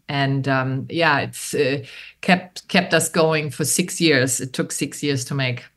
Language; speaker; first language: English; non-native, fluent; German